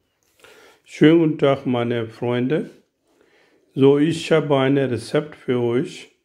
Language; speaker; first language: German; non-native, learner; Urdu